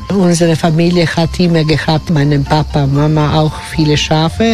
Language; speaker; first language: German; non-native, learner; Croatian